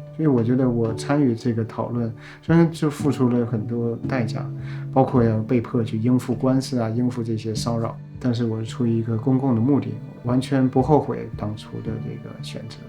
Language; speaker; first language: Chinese; native; Chinese